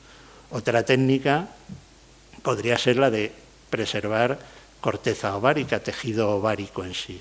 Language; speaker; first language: Spanish; native; Spanish